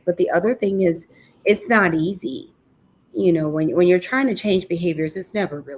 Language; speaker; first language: English; native; English